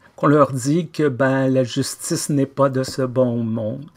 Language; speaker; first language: French; native; French